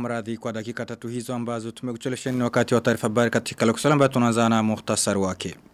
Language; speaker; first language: Swahili; non-native, local second language; Rundi